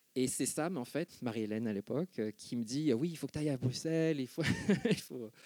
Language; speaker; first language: French; native; French